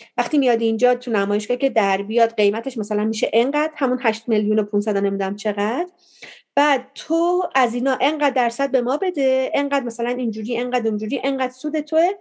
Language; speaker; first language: Persian; native; Persian